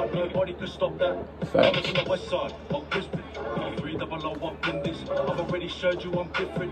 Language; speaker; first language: English; native; English